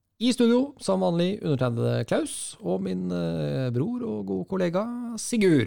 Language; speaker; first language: Norwegian; native; Norwegian